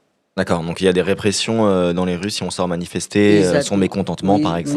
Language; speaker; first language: French; native; French